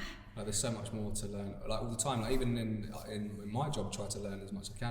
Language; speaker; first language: English; native; English